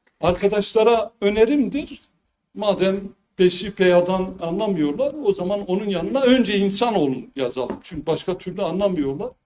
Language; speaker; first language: Turkish; non-native, local second language; Kurdish